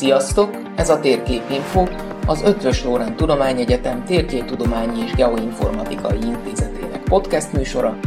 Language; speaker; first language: Hungarian; native; Hungarian